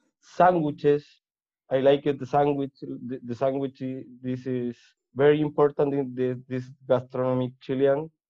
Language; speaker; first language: English; non-native, learner; Spanish